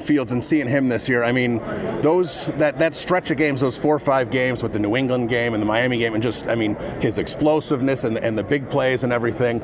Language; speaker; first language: English; native; English